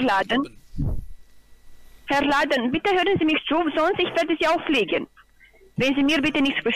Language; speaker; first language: German; non-native, learner; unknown